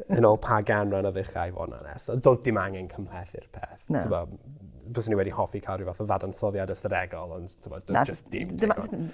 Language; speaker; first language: Welsh; native; Welsh